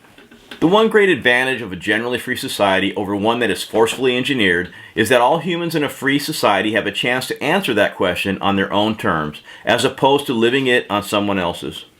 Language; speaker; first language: English; native; English